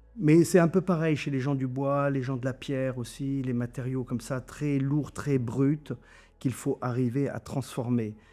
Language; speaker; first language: French; non-native, local second language; German